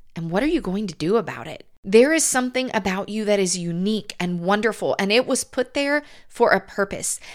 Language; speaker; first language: English; native; English